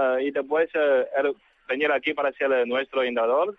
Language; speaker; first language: Spanish; non-native, learner; Chinese